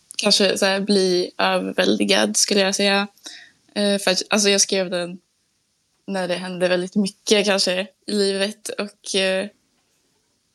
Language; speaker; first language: Swedish; non-native, fluent; French